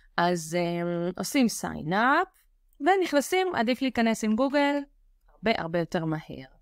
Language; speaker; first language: Hebrew; native; Hebrew